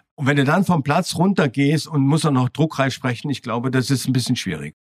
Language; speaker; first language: German; native; German